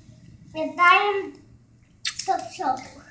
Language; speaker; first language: Polish; early bilingual, heritage; Polish